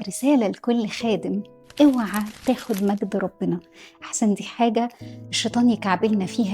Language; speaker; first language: Arabic; native; Arabic